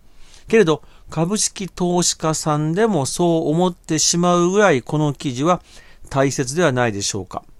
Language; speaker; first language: Japanese; native; Japanese